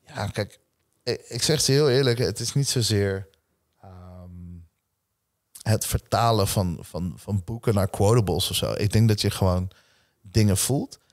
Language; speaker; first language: Dutch; early bilingual, other home language; Hebrew